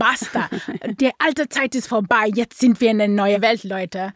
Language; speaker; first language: German; non-native, fluent; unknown